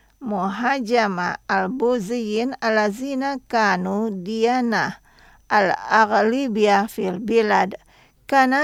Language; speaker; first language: Arabic; non-native, fluent; Indonesian